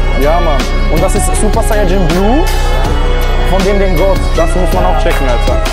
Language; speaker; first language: German; native; German